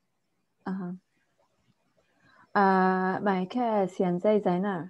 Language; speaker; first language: Chinese; non-native, learner; English